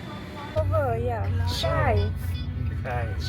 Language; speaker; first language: English; non-native, local second language; Malay